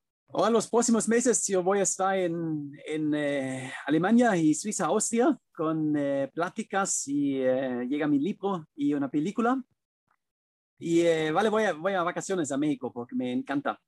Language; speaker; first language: Spanish; non-native, fluent; German